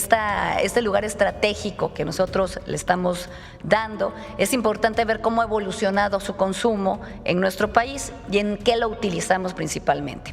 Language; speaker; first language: Spanish; native; Spanish